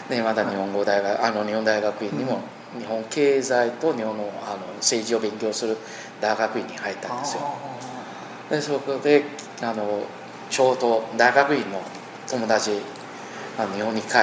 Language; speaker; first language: Japanese; non-native, fluent; Chinese